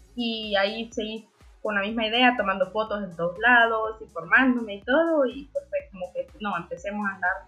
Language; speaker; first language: Spanish; native; Spanish